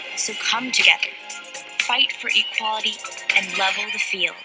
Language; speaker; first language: English; native; English